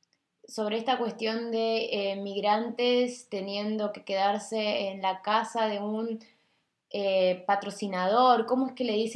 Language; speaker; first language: Spanish; native; Spanish